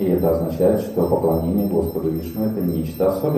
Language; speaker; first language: Russian; native; Russian